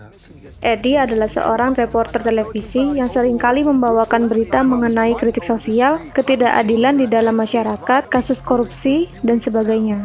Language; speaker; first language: Indonesian; native; Indonesian